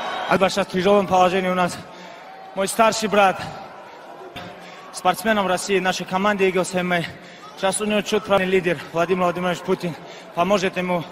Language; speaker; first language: Russian; non-native, local second language; Avaric